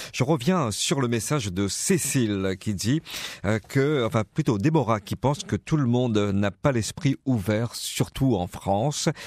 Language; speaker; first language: French; native; French